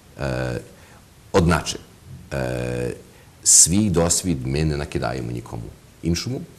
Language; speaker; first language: Ukrainian; early bilingual, heritage; Ukrainian